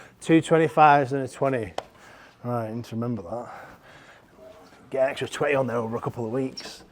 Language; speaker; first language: English; native; English